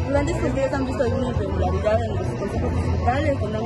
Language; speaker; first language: Spanish; native; Spanish